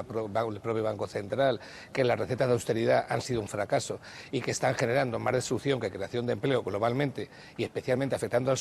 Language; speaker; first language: Spanish; native; Spanish